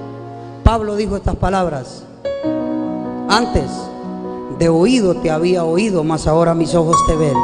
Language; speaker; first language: Spanish; native; Spanish